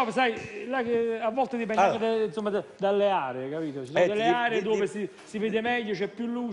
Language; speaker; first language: Italian; native; Italian